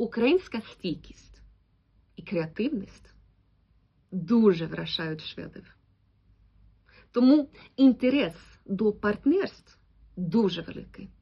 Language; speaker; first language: Ukrainian; non-native, fluent; Swedish